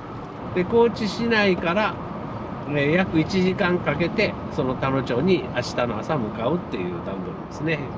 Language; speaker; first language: Japanese; native; Japanese